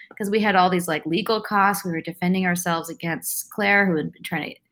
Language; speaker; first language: English; native; English